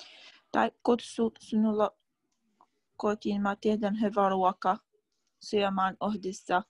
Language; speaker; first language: Finnish; non-native, learner; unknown